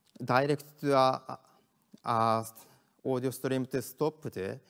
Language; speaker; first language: English; non-native, learner; Japanese